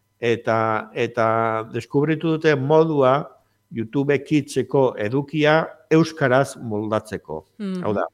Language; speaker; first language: Basque; native; Basque